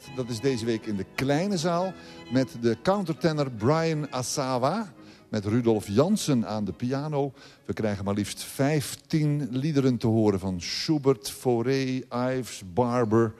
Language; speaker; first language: Dutch; native; Dutch